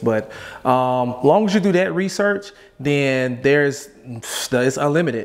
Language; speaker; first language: English; native; English